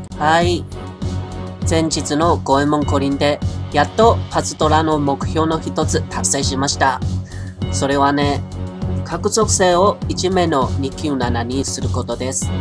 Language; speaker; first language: Japanese; non-native, learner; Chinese